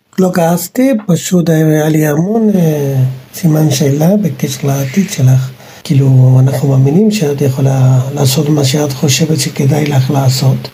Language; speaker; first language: Hebrew; non-native, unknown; Spanish